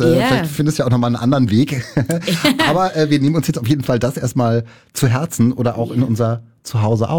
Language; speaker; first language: German; native; German